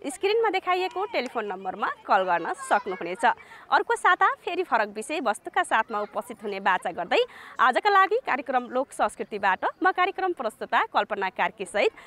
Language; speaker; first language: Nepali; native; Nepali